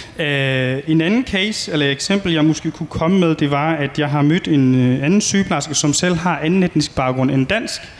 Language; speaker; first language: Danish; early bilingual, other home language; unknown